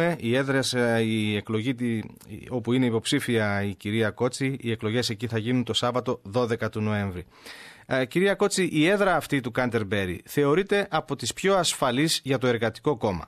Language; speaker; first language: Greek; native; Greek